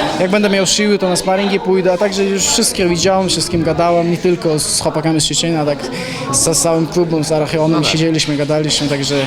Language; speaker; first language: Polish; non-native, learner; Chechen